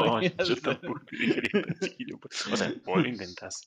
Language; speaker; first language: Spanish; native; Spanish